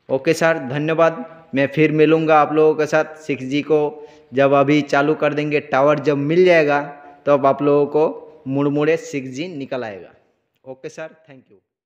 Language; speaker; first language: Hindi; non-native, local second language; Bangla